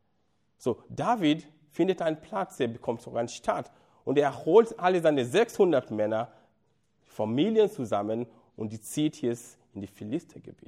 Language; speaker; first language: German; non-native, fluent; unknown